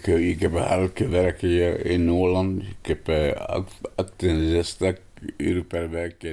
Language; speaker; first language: Dutch; non-native, learner; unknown